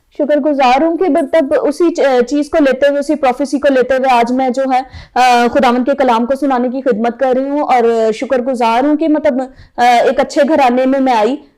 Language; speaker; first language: Urdu; native; Urdu